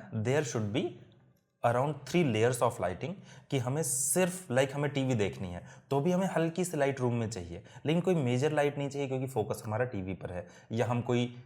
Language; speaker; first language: Hindi; native; Hindi